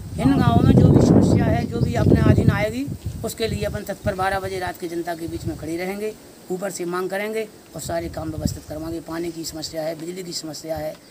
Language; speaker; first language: Hindi; native; Hindi